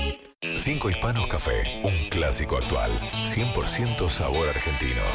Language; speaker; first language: Spanish; native; Spanish